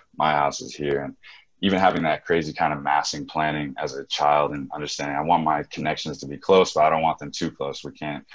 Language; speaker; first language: English; native; English